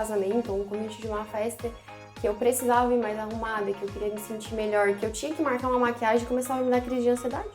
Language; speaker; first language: Portuguese; native; Portuguese